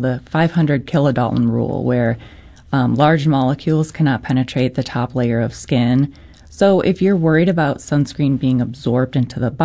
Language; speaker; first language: English; native; English